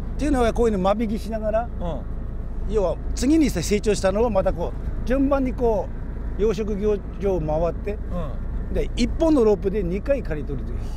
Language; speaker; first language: Japanese; native; Japanese